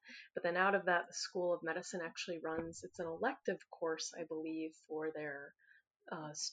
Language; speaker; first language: English; native; English